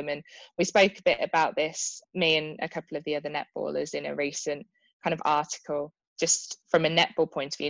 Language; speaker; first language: English; native; English